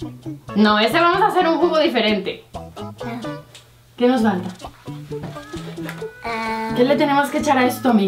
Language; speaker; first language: Spanish; native; Spanish